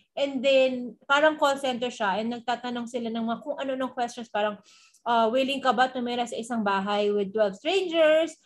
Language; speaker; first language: Filipino; native; Filipino